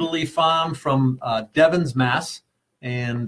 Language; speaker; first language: English; native; English